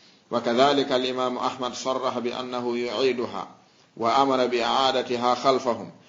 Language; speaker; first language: Arabic; non-native, fluent; Fula